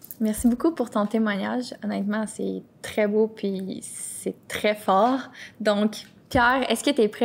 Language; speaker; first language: French; native; French